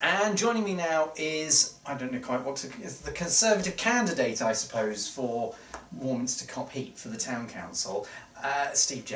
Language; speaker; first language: English; native; English